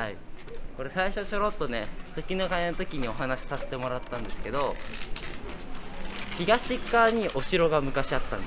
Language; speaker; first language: Japanese; native; Japanese